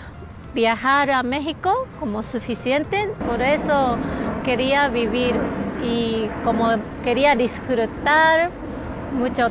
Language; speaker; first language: Spanish; non-native, learner; Japanese